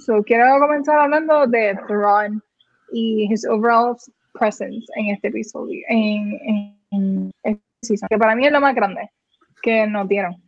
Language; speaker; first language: Spanish; native; Spanish